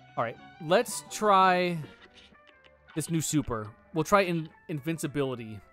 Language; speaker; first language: English; native; English